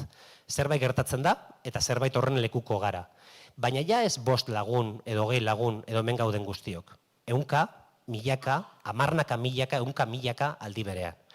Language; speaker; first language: Basque; native; Basque